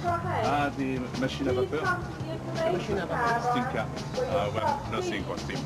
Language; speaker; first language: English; non-native, learner; French